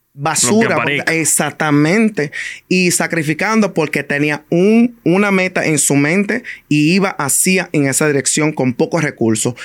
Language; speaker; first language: Spanish; early bilingual, heritage; Spanish